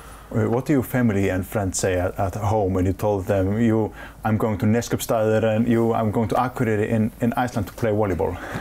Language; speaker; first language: English; non-native, fluent; Icelandic